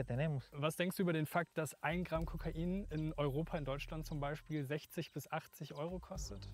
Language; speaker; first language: German; native; German